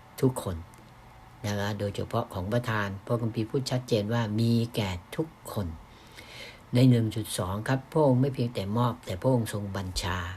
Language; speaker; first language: Thai; native; Thai